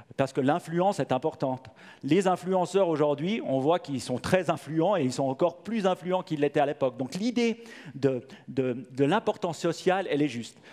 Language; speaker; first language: French; native; French